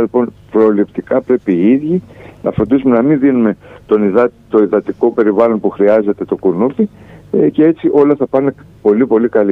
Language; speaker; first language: Greek; native; Greek